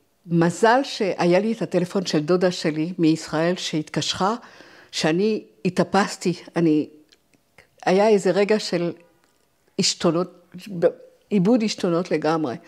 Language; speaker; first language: Hebrew; non-native, fluent; French